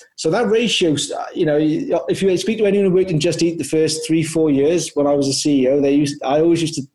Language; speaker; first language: English; native; English